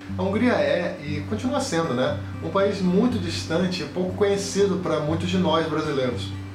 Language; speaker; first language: Portuguese; native; Portuguese